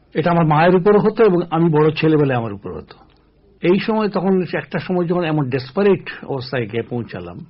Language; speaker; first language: Bangla; native; Bangla